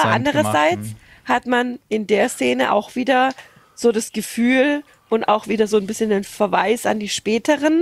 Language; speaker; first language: German; native; German